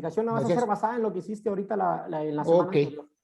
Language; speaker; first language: Spanish; native; Spanish